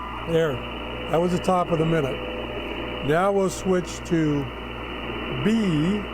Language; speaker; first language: English; native; English